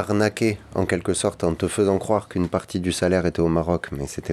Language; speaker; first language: French; native; French